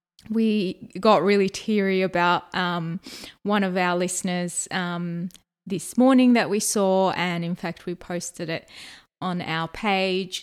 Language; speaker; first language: English; native; English